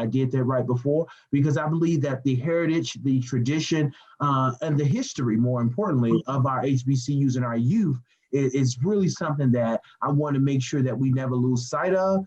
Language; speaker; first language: English; native; English